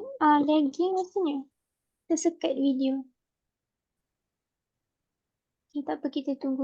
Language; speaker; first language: Malay; native; Malay